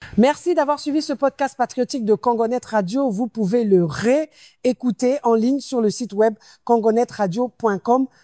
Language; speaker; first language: French; non-native, local second language; Lingala